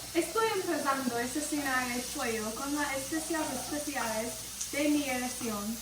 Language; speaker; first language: Spanish; non-native, learner; English